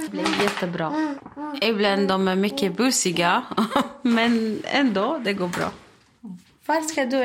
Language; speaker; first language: Swedish; non-native, learner; Arabic